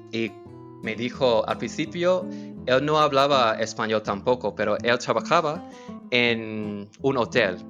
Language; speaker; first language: Spanish; non-native, fluent; English